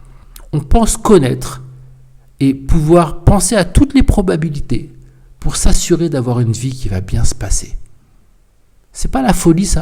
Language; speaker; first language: French; native; French